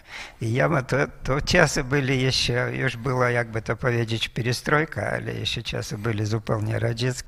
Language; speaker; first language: Polish; non-native, fluent; Russian